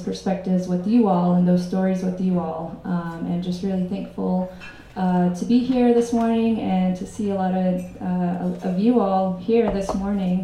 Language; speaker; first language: English; native; English